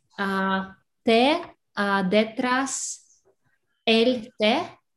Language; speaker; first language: Spanish; non-native, learner; English